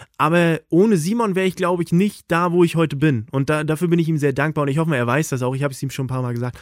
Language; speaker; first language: German; native; German